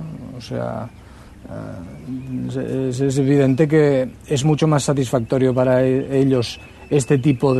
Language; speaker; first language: Spanish; native; Spanish